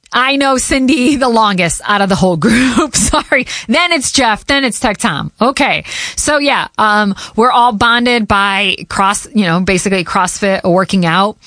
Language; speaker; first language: English; early bilingual, other home language; Portuguese